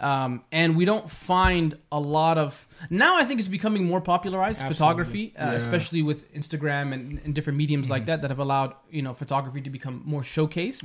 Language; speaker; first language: English; native; English